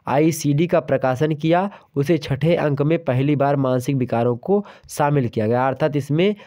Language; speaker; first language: Hindi; native; Hindi